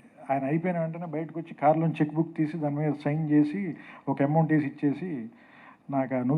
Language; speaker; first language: Telugu; native; Telugu